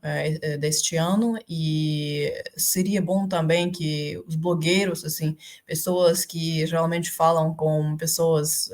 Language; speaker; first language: Portuguese; non-native, fluent; Ukrainian